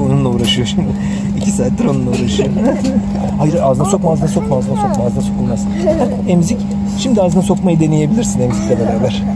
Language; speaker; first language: Turkish; native; Turkish